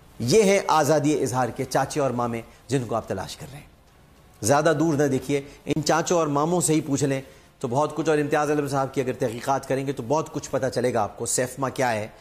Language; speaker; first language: Urdu; native; Urdu